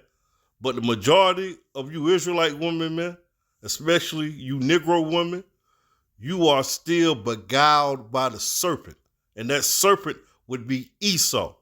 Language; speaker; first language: English; native; English